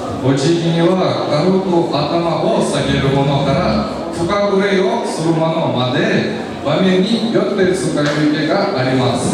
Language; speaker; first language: Japanese; non-native, learner; Kyrgyz